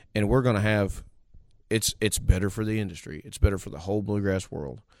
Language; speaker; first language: English; native; English